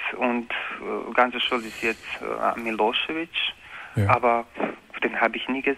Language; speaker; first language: German; non-native, learner; Croatian